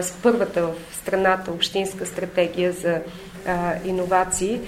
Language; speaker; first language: Bulgarian; native; Bulgarian